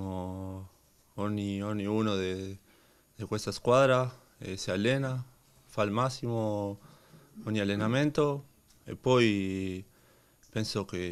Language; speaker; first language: Italian; non-native, learner; Spanish